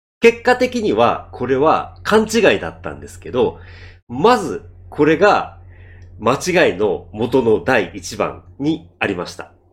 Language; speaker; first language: Japanese; native; Japanese